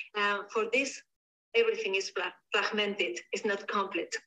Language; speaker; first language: English; non-native, learner; Spanish